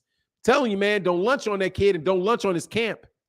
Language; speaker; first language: English; native; English